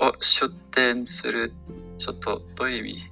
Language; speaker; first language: Japanese; non-native, learner; Ukrainian